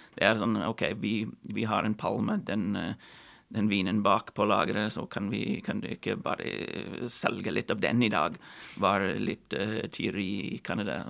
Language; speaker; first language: Norwegian; non-native, fluent; English